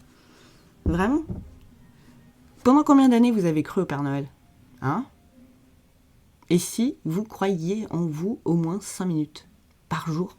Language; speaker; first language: French; native; French